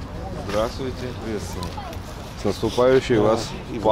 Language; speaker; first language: Russian; native; Russian